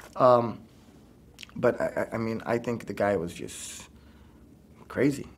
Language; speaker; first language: English; native; English